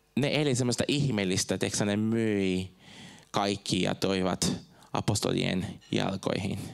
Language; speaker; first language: Finnish; non-native, fluent; Portuguese